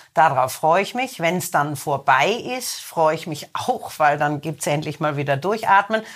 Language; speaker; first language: German; native; German